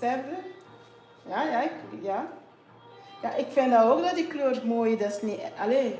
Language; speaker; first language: Dutch; non-native, learner; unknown